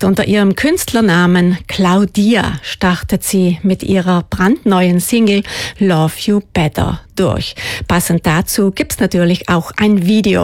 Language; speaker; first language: German; native; German